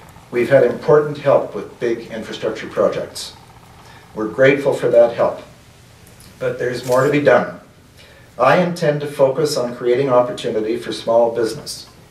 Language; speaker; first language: English; native; English